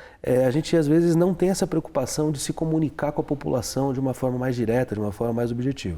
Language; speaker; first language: Portuguese; native; Portuguese